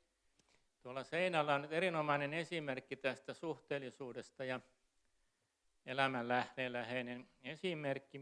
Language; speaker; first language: Finnish; native; Finnish